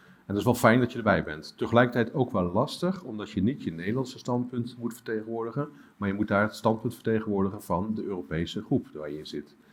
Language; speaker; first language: Dutch; native; Dutch